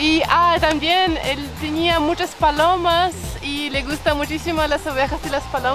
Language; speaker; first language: Spanish; non-native, learner; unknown